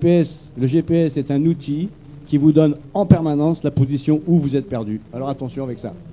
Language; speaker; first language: French; native; French